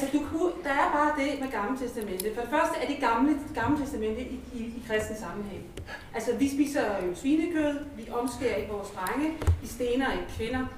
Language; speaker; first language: Danish; native; Danish